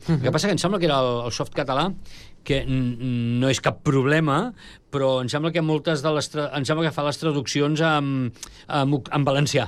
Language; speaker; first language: Catalan; native; Catalan